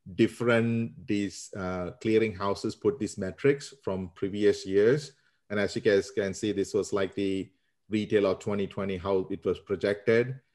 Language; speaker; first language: English; non-native, local second language; Sinhala